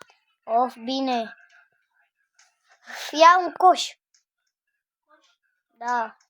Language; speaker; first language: Romanian; native; Romanian